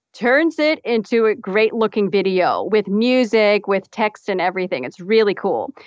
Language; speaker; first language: English; non-native, fluent; Dutch